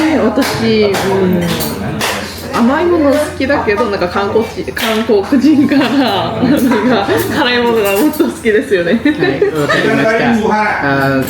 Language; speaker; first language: Japanese; non-native, fluent; Korean